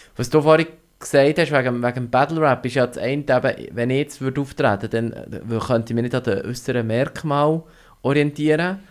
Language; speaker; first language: German; native; German